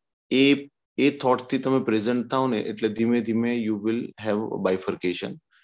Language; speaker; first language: English; non-native, local second language; Gujarati